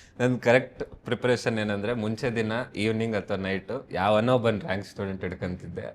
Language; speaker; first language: Kannada; native; Kannada